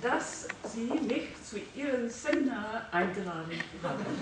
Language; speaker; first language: German; non-native, learner; English